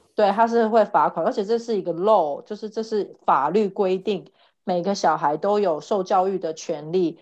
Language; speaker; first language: Chinese; native; Chinese